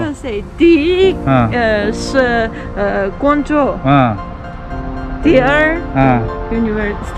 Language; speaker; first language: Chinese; non-native, learner; Armenian